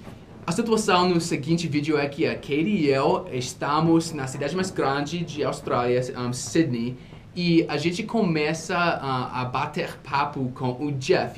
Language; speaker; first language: Portuguese; non-native, fluent; English